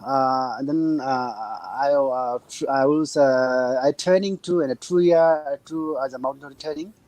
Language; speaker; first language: English; non-native, learner; Nepali